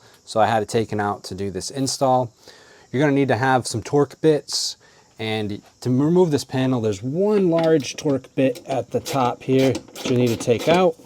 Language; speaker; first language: English; native; English